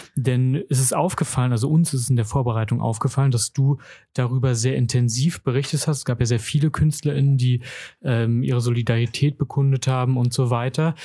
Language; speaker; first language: German; native; German